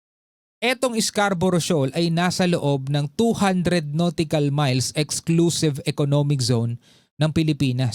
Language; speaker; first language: Filipino; native; Filipino